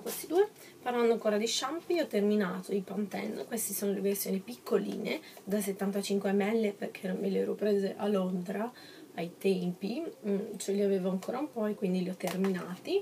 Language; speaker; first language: Italian; native; Italian